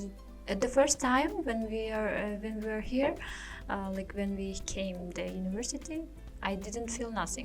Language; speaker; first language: English; non-native, learner; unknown